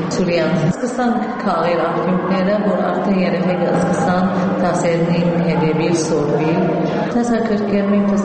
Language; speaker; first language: Armenian; early bilingual, heritage; Armenian